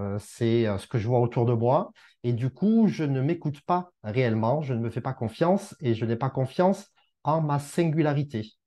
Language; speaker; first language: French; native; French